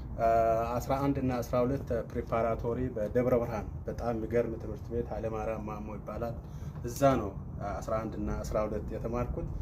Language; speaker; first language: Amharic; non-native, local second language; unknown